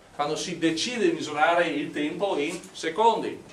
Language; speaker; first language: Italian; non-native, fluent; English